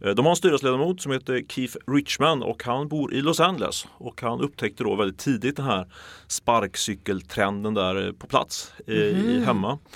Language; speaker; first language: Swedish; native; Swedish